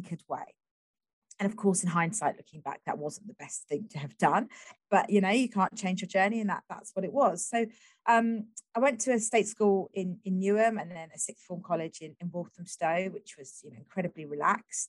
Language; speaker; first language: English; native; English